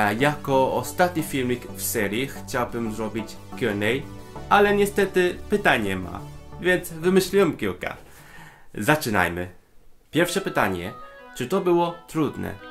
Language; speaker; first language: Polish; non-native, fluent; Cantonese